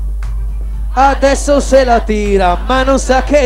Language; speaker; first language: Italian; native; Italian